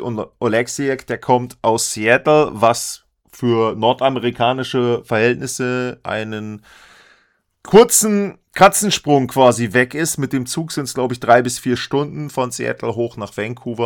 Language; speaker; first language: German; native; German